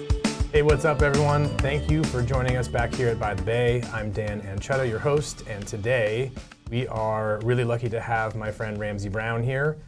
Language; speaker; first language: English; native; English